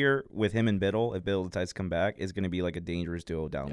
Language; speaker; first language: English; native; English